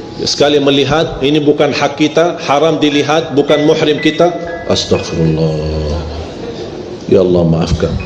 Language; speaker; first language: Malay; non-native, fluent; Arabic